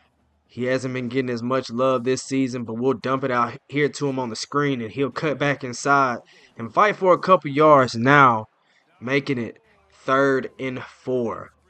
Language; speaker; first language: English; native; English